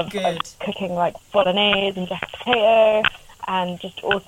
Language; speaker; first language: English; native; English